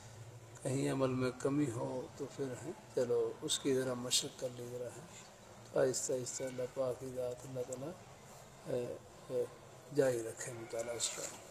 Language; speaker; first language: Urdu; native; Urdu